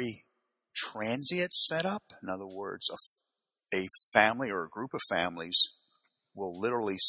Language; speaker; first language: English; native; English